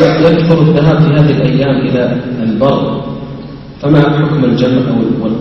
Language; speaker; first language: Arabic; native; Arabic